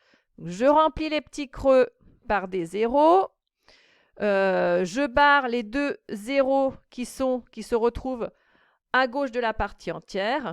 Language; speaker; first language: French; native; French